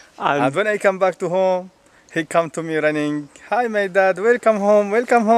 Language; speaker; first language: English; non-native, learner; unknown